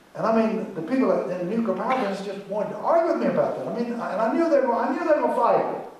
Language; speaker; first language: English; native; English